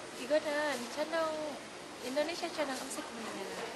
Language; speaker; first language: Korean; non-native, learner; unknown